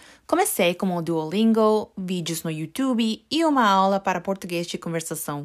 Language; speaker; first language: Portuguese; non-native, learner; English